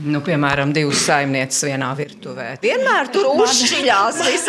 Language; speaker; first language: Latvian; native; Latvian